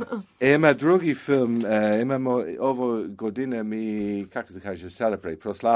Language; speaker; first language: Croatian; non-native, learner; English